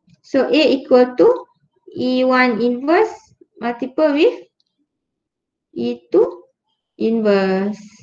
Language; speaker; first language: English; non-native, local second language; Malay